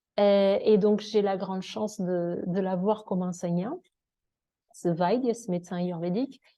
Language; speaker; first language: French; non-native, fluent; Portuguese